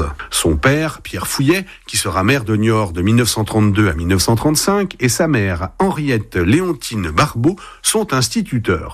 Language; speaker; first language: French; native; French